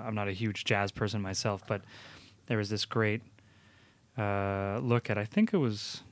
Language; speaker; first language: English; early bilingual, other home language; Italian